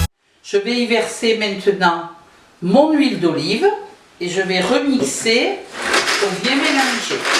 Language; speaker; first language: French; native; French